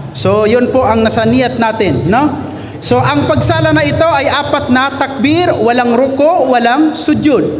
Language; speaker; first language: Filipino; non-native, local second language; Maguindanaon